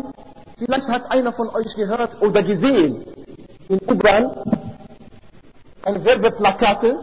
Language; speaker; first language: German; non-native, fluent; Arabic